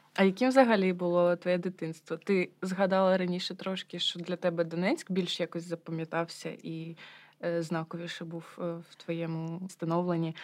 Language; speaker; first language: Ukrainian; native; Ukrainian